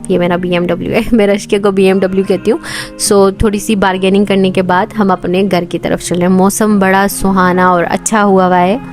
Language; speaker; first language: Urdu; native; Urdu